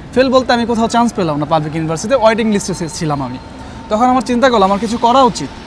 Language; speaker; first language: Bangla; native; Bangla